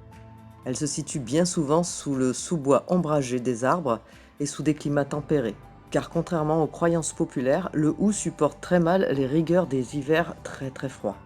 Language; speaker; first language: French; native; French